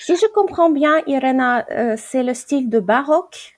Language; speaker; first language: French; non-native, fluent; Ukrainian